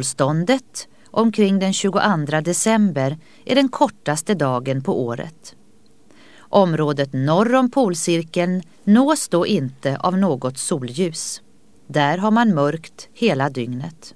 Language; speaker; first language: Swedish; native; Swedish